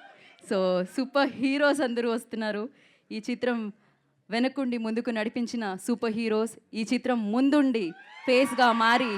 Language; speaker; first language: Telugu; native; Telugu